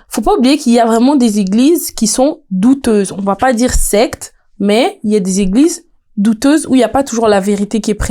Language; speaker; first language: French; native; French